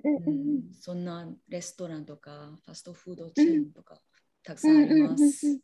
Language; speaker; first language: Japanese; non-native, learner; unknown